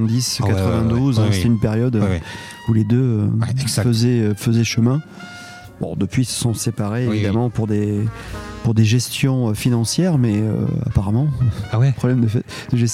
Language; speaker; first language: French; native; French